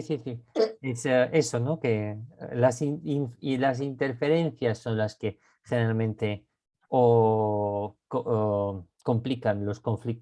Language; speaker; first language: Spanish; non-native, fluent; Georgian